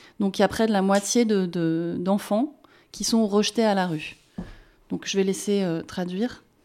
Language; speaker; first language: French; native; French